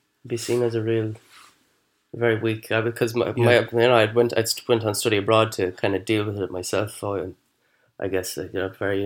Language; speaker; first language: English; native; English